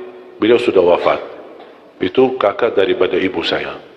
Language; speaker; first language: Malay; non-native, fluent; Arabic